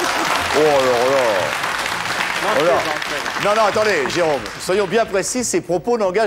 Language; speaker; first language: French; native; French